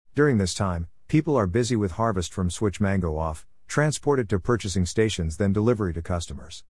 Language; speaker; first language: English; non-native, fluent; Vietnamese